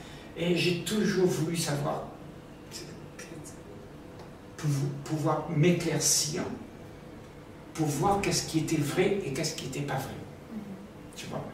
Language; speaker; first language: French; native; French